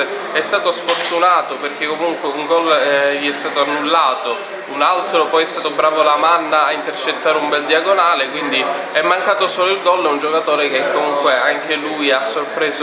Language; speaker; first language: Italian; native; Italian